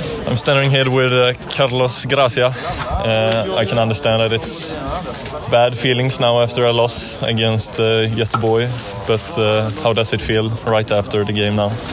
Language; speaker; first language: English; non-native, fluent; Swedish